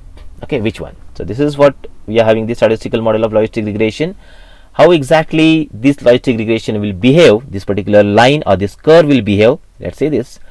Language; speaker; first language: English; non-native, local second language; Marathi